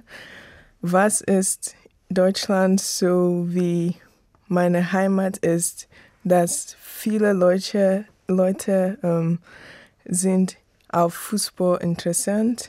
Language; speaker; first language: German; non-native, learner; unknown